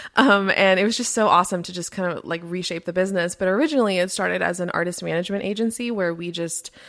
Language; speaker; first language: English; early bilingual, other home language; Spanish